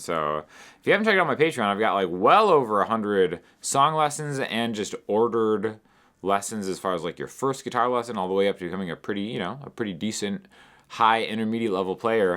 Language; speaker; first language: English; native; English